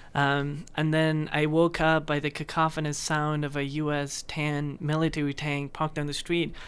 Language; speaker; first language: English; non-native, fluent; Persian